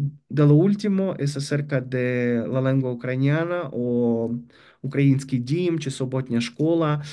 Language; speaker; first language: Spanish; non-native, fluent; Ukrainian